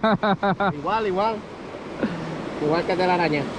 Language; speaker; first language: Spanish; native; Spanish